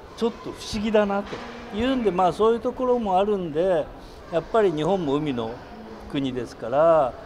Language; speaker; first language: Japanese; native; Japanese